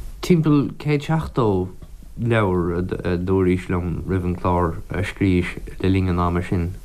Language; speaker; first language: Irish; native; Irish